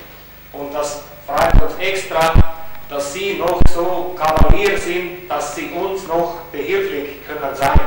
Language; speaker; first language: German; non-native, local second language; Hungarian